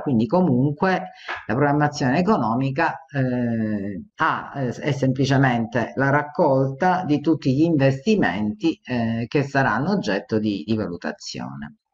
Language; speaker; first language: Italian; native; Italian